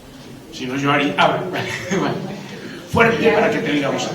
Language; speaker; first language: Spanish; native; Spanish